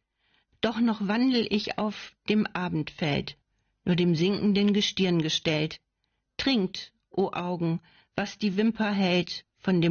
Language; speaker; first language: German; native; German